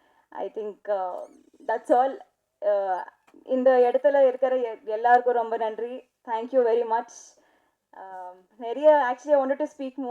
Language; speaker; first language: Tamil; non-native, learner; Telugu